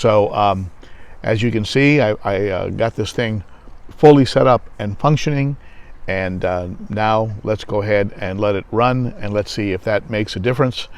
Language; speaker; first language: English; native; English